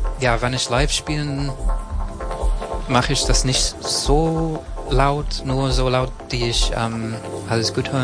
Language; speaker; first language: German; non-native, fluent; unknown